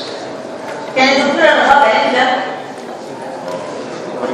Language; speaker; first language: Arabic; native; Arabic